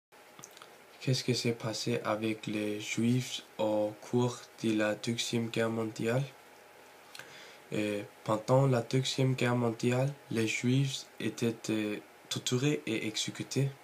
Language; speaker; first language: French; non-native, learner; Norwegian